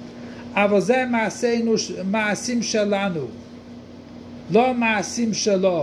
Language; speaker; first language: Hebrew; non-native, fluent; English